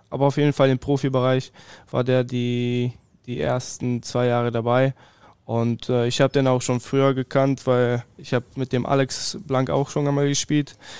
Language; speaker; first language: German; early bilingual, other home language; Polish